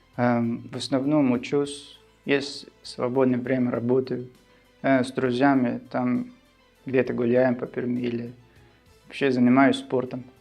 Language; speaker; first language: Russian; non-native, local second language; Shughni